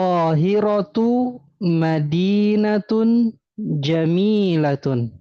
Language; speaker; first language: Arabic; non-native, fluent; Indonesian